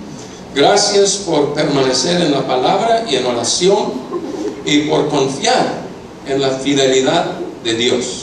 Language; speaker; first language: Spanish; non-native, fluent; English